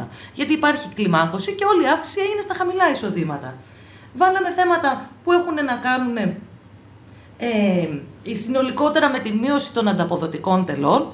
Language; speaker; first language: Greek; native; Greek